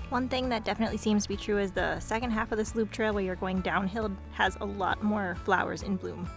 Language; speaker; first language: English; native; English